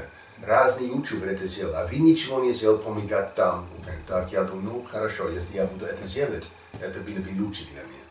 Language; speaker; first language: Russian; non-native, learner; English